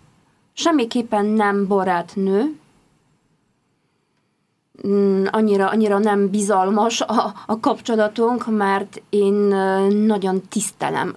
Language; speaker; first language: Hungarian; non-native, fluent; Polish